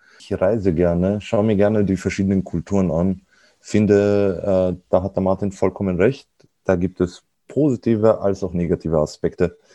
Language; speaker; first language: German; early bilingual, other home language; Arabic